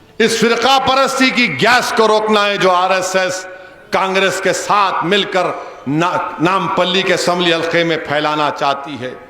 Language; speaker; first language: Urdu; native; Urdu